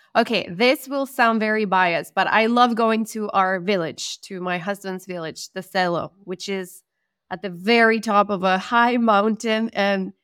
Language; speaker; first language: English; non-native, fluent; Spanish